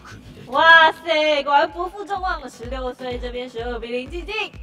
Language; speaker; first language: Chinese; native; Chinese